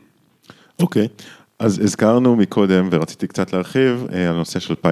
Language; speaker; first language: Hebrew; native; Hebrew